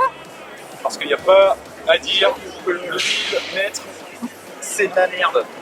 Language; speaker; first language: French; native; French